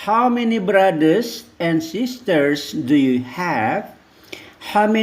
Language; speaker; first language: English; non-native, fluent; Indonesian